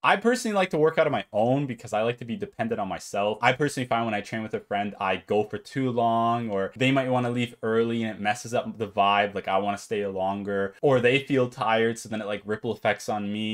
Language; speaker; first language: English; native; English